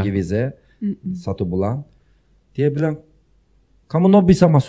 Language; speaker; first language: Indonesian; non-native, learner; Turkish